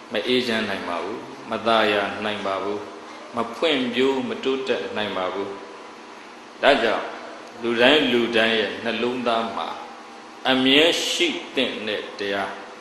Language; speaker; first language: Burmese; native; Burmese